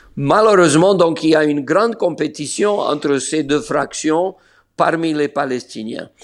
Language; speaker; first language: French; non-native, fluent; Slovenian